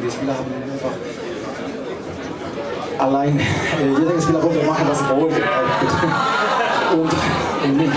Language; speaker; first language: German; non-native, learner; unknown